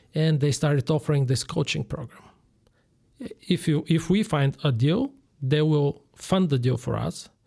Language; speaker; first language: English; non-native, fluent; Bulgarian